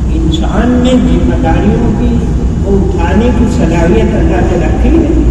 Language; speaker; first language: Urdu; native; Urdu